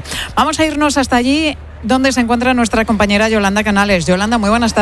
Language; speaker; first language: Spanish; native; Spanish